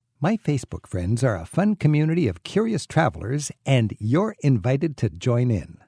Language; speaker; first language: English; native; English